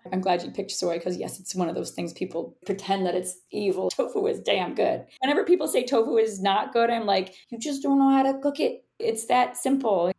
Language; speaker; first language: English; native; English